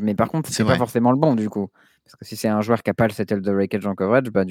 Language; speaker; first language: French; native; French